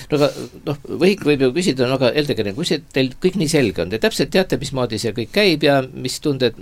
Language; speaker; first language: Estonian; native; Estonian